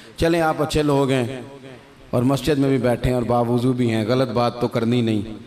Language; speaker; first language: Urdu; non-native, local second language; Punjabi